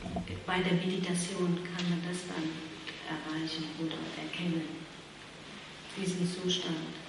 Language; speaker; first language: German; non-native, fluent; Vietnamese